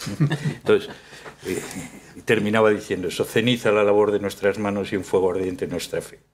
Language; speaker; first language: Spanish; native; Spanish